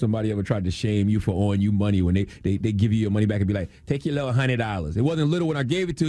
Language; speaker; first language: English; native; English